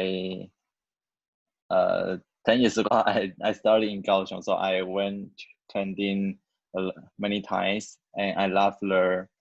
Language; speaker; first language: English; non-native, learner; Chinese